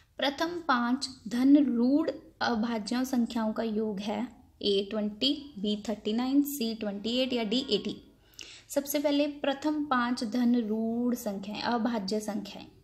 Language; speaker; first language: Hindi; non-native, local second language; Punjabi